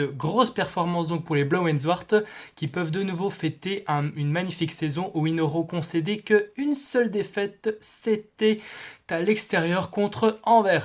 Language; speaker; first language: French; native; French